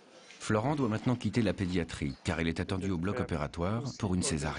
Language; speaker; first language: French; native; French